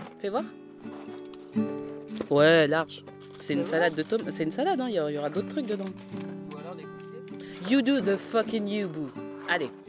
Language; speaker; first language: French; native; French